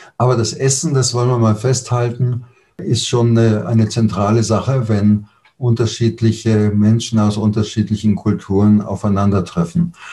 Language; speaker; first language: German; native; German